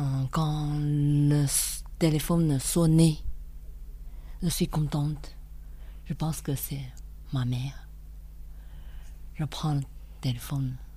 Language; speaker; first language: French; non-native, learner; Chinese